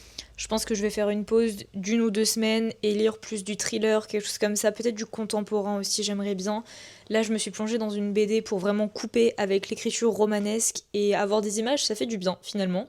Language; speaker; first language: French; native; French